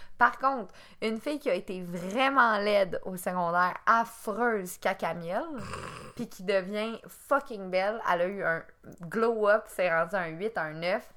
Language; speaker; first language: French; native; French